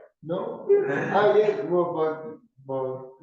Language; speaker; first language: English; non-native, learner; Spanish